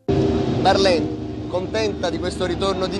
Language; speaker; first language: Italian; native; Italian